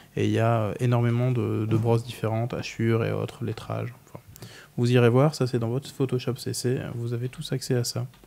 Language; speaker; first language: French; native; French